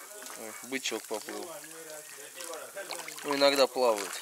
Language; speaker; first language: Russian; native; Russian